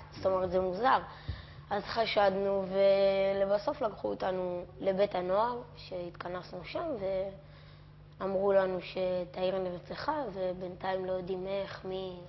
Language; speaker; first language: Hebrew; native; Hebrew